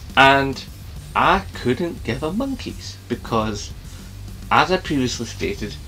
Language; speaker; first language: English; native; English